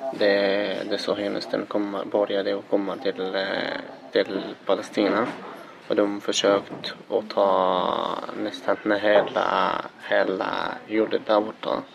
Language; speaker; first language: Swedish; non-native, learner; Arabic